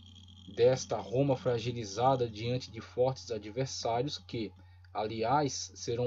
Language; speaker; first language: Portuguese; native; Portuguese